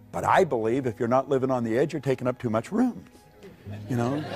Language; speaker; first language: English; native; English